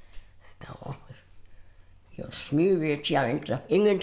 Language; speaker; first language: Swedish; non-native, fluent; German